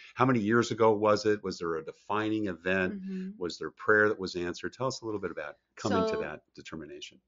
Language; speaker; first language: English; native; English